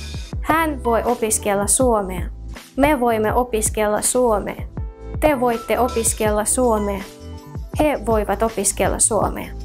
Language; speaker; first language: Finnish; non-native, fluent; Russian